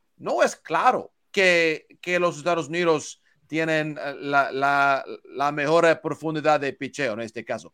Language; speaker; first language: Spanish; non-native, learner; English